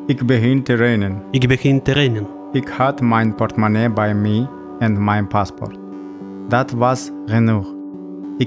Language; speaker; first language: Dutch; non-native, learner; Russian